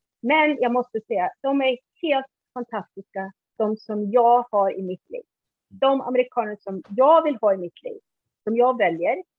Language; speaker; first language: Swedish; native; Swedish